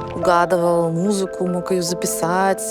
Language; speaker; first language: Russian; native; Russian